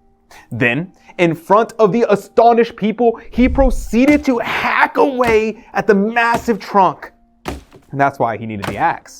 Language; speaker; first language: English; native; English